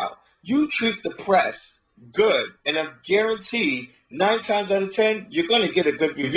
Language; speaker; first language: English; native; English